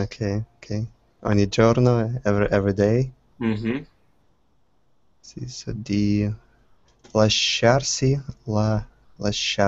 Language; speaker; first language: Italian; non-native, learner; English